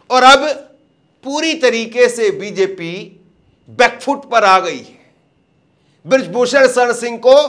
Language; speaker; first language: Hindi; native; Hindi